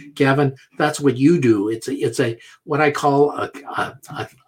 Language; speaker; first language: English; native; English